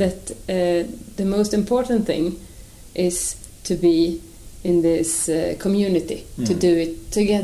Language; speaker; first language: English; non-native, fluent; Swedish